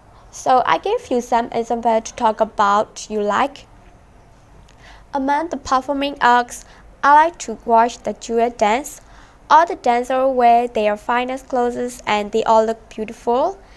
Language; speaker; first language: English; non-native, fluent; Burmese